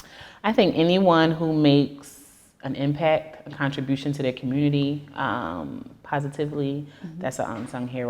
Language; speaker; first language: English; native; English